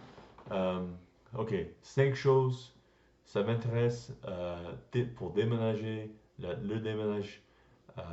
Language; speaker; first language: French; non-native, learner; English